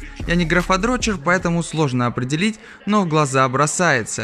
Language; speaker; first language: Russian; native; Russian